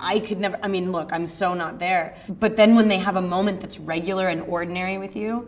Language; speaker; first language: English; native; English